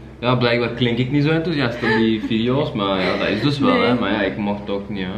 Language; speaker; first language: Dutch; native; Dutch